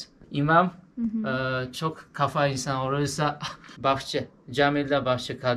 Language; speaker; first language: Turkish; non-native, learner; Japanese